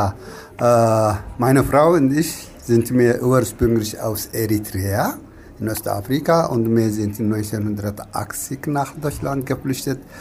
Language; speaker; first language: German; non-native, fluent; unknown